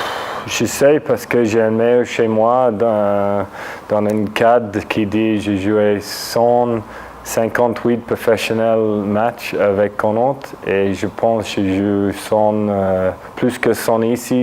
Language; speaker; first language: French; non-native, fluent; English